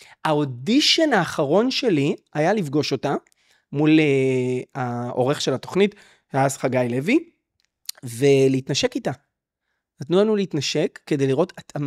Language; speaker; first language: Hebrew; native; Hebrew